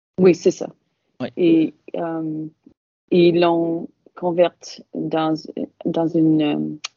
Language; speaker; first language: French; non-native, local second language; English